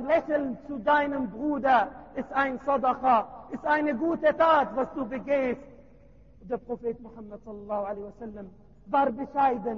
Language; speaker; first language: German; non-native, learner; Arabic